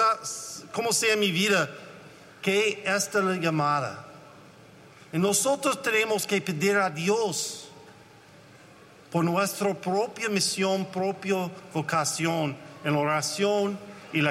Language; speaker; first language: Spanish; non-native, learner; English